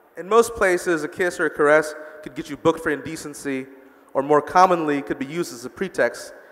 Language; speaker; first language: English; early bilingual, other home language; Bangla